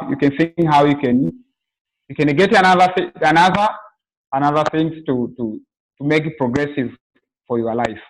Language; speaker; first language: English; non-native, local second language; Swahili